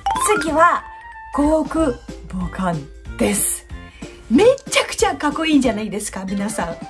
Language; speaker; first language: Japanese; non-native, fluent; Russian